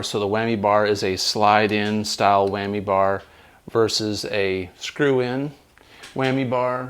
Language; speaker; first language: English; native; English